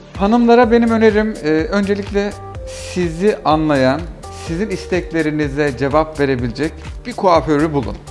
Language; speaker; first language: Turkish; early bilingual, heritage; Turkish